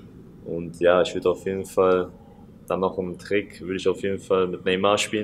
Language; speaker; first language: German; native; German